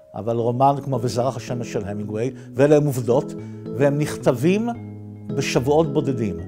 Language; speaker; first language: Hebrew; native; Hebrew